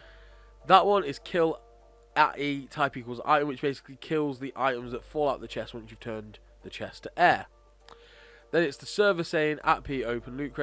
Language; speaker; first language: English; native; English